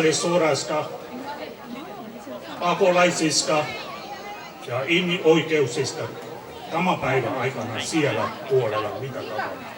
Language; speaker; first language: Finnish; non-native, fluent; Burmese